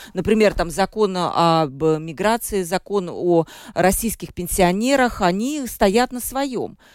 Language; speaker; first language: Russian; native; Russian